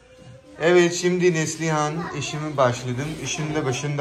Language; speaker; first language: Turkish; non-native, learner; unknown